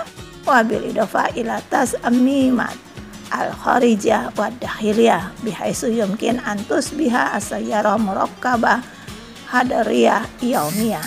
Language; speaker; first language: Arabic; non-native, fluent; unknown